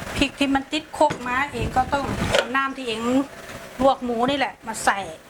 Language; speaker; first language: Thai; native; Thai